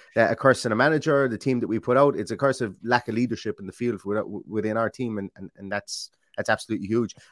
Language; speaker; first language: English; native; English